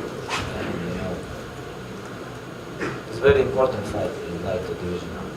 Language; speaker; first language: English; non-native, learner; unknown